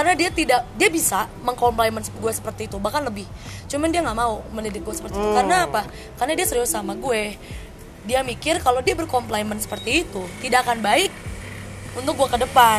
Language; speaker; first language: Indonesian; native; Indonesian